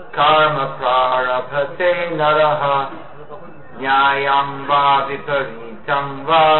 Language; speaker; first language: Bangla; non-native, fluent; English